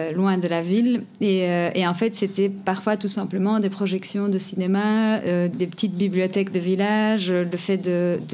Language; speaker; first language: French; non-native, fluent; Portuguese